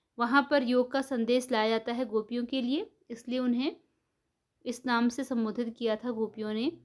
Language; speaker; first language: Hindi; native; Hindi